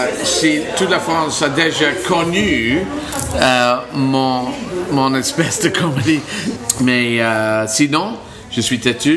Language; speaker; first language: French; non-native, learner; English